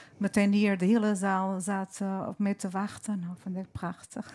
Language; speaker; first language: Dutch; non-native, fluent; Portuguese